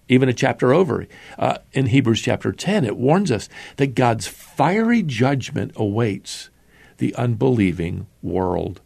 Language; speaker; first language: English; native; English